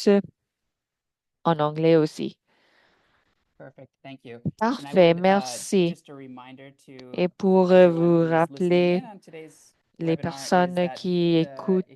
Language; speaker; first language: French; non-native, fluent; English